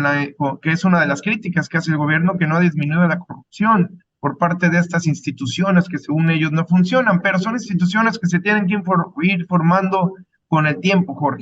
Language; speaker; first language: Spanish; native; Spanish